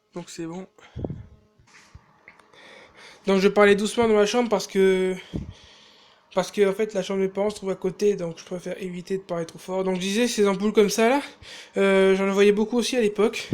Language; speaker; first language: French; native; French